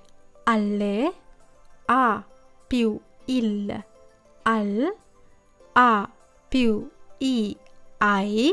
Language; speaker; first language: Italian; non-native, fluent; Sinhala